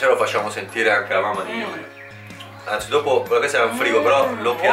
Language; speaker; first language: Italian; native; Italian